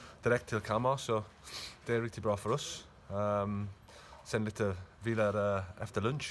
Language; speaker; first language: Swedish; non-native, learner; English